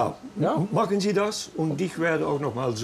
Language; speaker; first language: German; non-native, fluent; Dutch